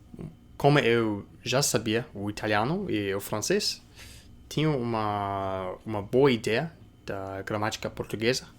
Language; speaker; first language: Portuguese; non-native, fluent; English